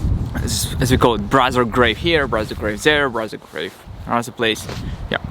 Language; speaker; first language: English; non-native, fluent; Russian